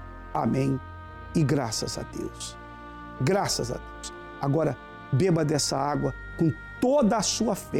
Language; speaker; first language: Portuguese; native; Portuguese